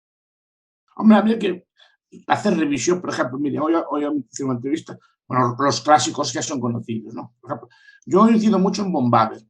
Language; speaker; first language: Spanish; native; Spanish